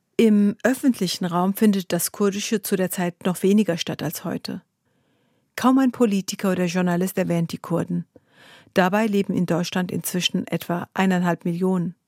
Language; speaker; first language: German; early bilingual, other home language; Kurdish